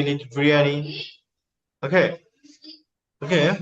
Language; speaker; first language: English; non-native, learner; Bangla